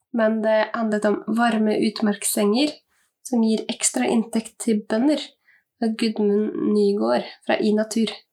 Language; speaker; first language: Norwegian; native; Norwegian